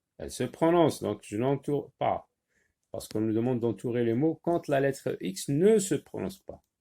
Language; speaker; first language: French; non-native, local second language; Arabic